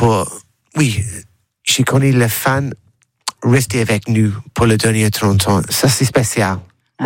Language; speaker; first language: French; non-native, learner; English